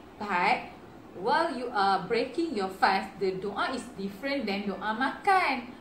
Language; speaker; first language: English; non-native, local second language; Malay